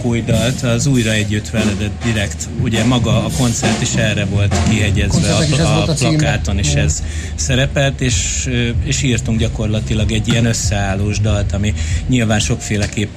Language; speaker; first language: Hungarian; native; Hungarian